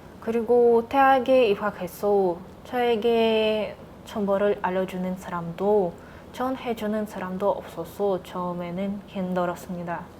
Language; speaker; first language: Korean; non-native, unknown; Russian